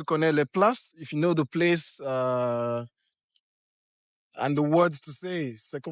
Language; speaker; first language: French; non-native, fluent; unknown